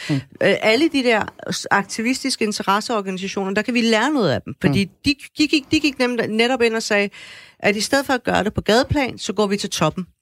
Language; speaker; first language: Danish; early bilingual, other home language; Persian